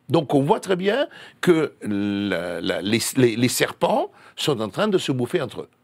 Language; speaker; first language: French; non-native, fluent; Italian